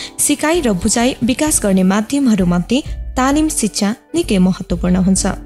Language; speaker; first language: Nepali; non-native, local second language; Newari